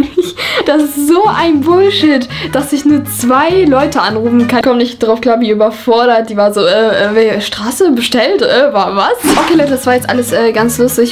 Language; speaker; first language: German; native; German